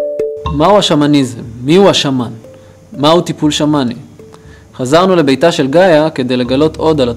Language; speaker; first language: Hebrew; native; Hebrew